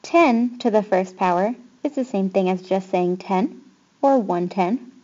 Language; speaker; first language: English; native; English